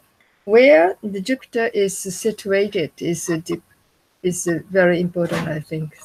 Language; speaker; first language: English; non-native, learner; Japanese